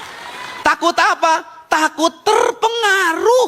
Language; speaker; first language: Indonesian; native; Indonesian